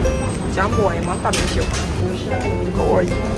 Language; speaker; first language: Japanese; native; Japanese